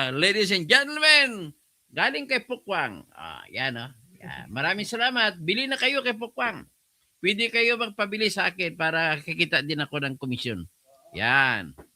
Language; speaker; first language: Filipino; non-native, local second language; Hiligaynon